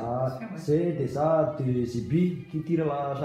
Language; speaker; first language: French; non-native, local second language; Malagasy